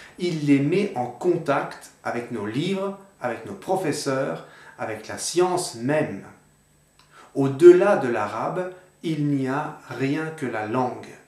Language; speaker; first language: French; native; French